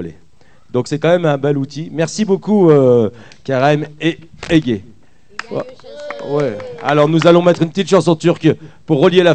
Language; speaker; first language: French; native; French